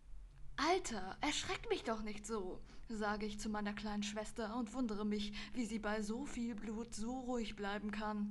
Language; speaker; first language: German; native; German